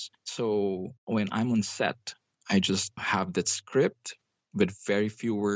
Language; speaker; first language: English; non-native, local second language; Hiligaynon